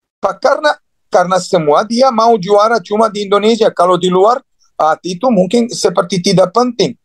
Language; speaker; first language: Indonesian; non-native, fluent; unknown